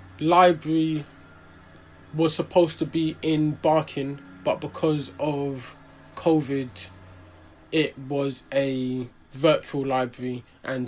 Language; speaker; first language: English; native; English